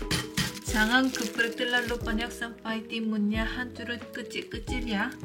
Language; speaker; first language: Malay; non-native, fluent; Korean